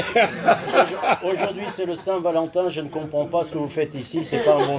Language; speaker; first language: French; native; French